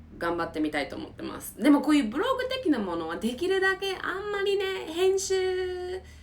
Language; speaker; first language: Japanese; non-native, fluent; English